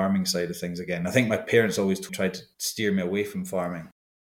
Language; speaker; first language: English; native; English